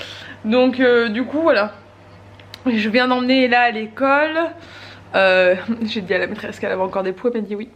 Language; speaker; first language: French; native; French